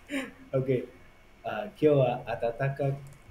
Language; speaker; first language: Japanese; non-native, learner; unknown